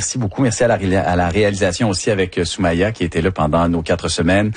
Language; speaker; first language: French; native; French